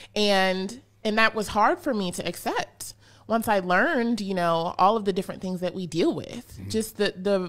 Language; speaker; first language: English; native; English